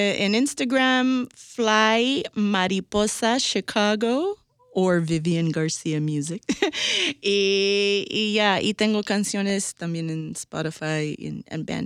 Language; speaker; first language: Spanish; early bilingual, heritage; Spanish